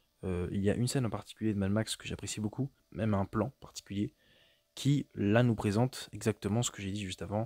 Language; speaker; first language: French; native; French